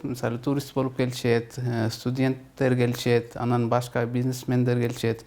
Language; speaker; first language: Kyrgyz; non-native, fluent; Urdu